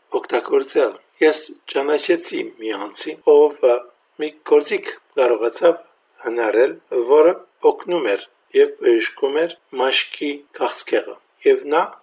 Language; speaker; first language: Armenian; early bilingual, heritage; Armenian